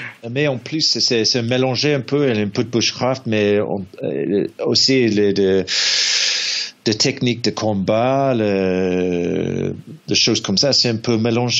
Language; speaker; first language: French; non-native, learner; English